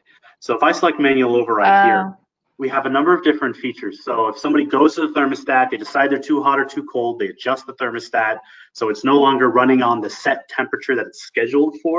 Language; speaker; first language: English; native; English